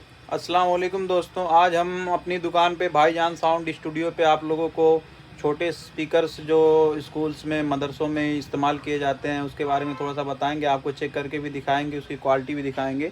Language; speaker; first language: Hindi; native; Hindi